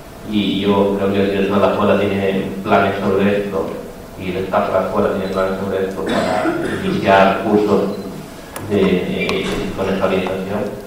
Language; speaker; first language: Spanish; native; Spanish